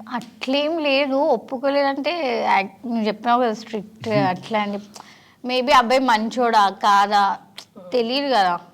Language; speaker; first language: Telugu; native; Telugu